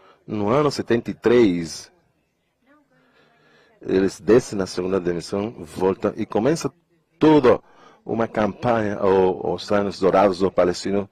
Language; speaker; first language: Portuguese; non-native, fluent; Spanish